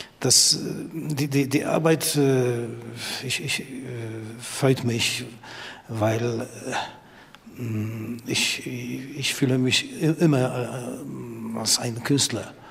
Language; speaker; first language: German; non-native, learner; Polish